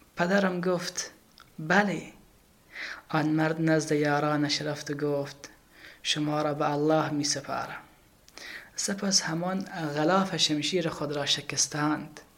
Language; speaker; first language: Persian; native; Persian